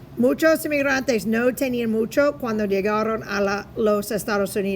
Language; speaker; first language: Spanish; non-native, fluent; English